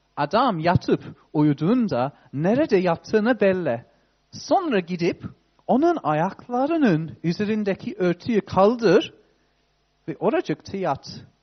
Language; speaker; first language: Turkish; non-native, fluent; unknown